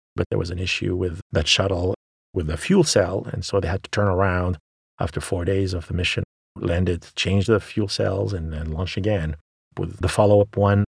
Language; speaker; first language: English; non-native, fluent; Arabic